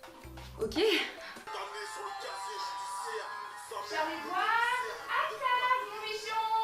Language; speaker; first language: French; native; French